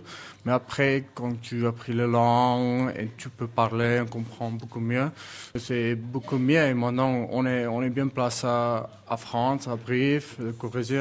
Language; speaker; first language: French; non-native, learner; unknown